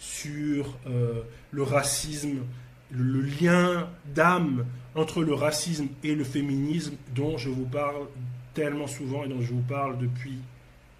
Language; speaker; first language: French; native; French